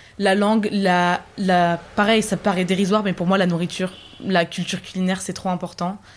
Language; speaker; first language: French; native; French